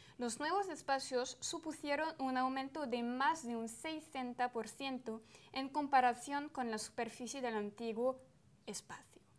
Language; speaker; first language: Spanish; non-native, fluent; French